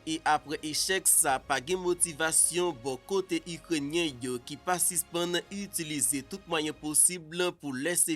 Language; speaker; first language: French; non-native, local second language; Haitian Creole